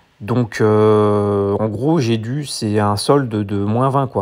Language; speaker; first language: French; native; French